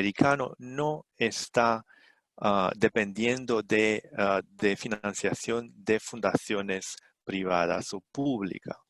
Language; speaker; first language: Spanish; non-native, fluent; Romanian